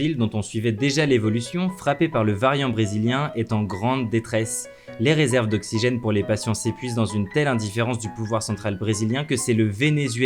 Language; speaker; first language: French; native; French